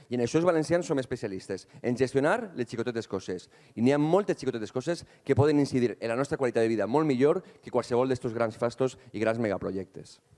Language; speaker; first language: Catalan; native; Catalan